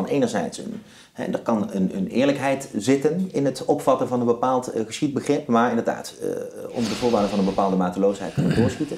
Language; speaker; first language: Dutch; native; Dutch